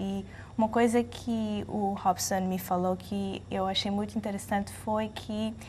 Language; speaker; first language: Portuguese; non-native, learner; English